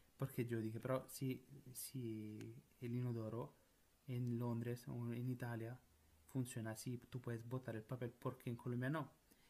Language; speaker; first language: Spanish; non-native, fluent; Italian